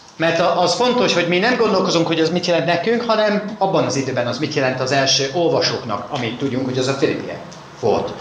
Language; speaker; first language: Hungarian; non-native, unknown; English